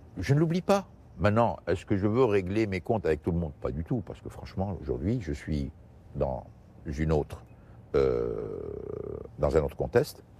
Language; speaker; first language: French; non-native, local second language; Portuguese